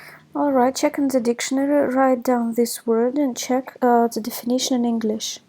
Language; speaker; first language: English; non-native, fluent; Russian